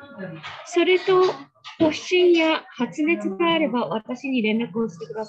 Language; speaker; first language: Japanese; native; Japanese